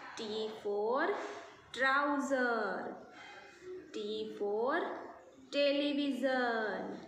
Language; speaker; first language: Hindi; non-native, local second language; Gujarati